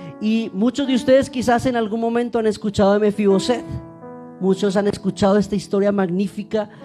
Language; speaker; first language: Spanish; native; Spanish